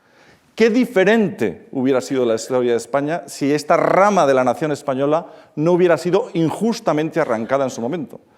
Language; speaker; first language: Spanish; native; Spanish